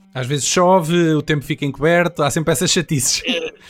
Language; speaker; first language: Portuguese; native; Portuguese